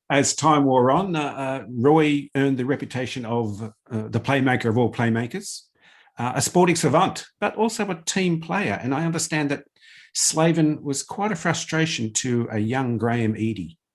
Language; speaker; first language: English; native; English